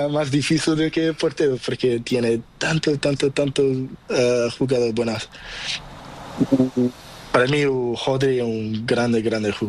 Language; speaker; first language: Spanish; non-native, learner; Portuguese